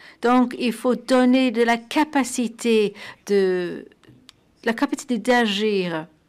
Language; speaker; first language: French; non-native, fluent; Portuguese